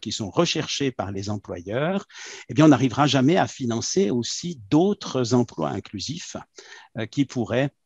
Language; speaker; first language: French; native; French